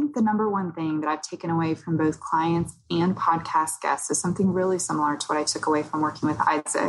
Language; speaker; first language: English; native; English